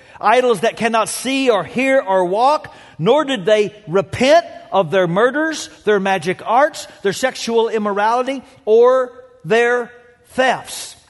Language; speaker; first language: English; native; English